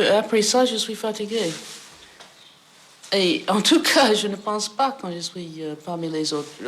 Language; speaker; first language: French; non-native, fluent; English